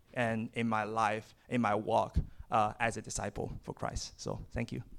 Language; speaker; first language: English; non-native, fluent; Chinese